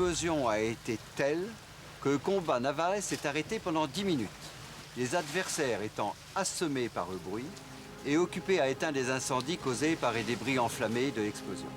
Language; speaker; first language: French; native; French